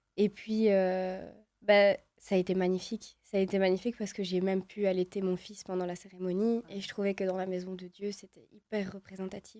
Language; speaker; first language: French; native; French